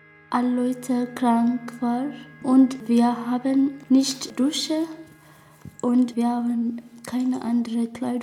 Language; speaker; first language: German; non-native, learner; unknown